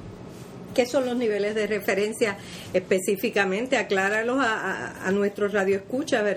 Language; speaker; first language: Spanish; native; Spanish